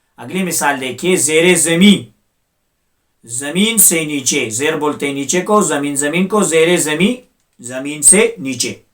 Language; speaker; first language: Urdu; non-native, local second language; Pashto